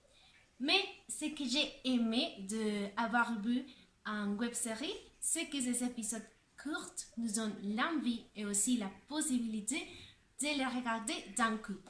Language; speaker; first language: French; non-native, learner; Spanish